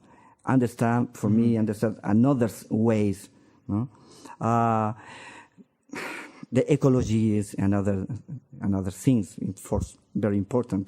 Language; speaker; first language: English; non-native, learner; Spanish